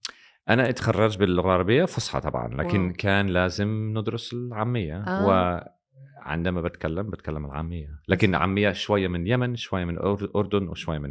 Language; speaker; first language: Arabic; non-native, learner; English